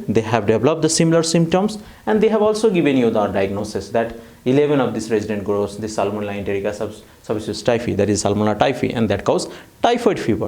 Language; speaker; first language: English; non-native, fluent; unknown